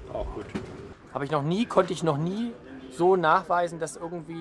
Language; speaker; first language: German; native; German